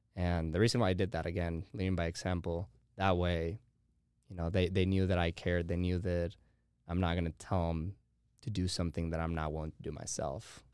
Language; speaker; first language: English; early bilingual, heritage; Spanish